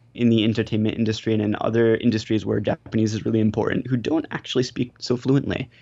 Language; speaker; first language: English; native; English